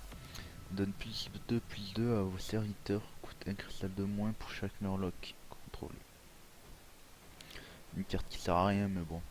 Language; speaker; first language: French; native; French